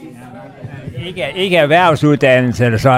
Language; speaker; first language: Danish; native; Danish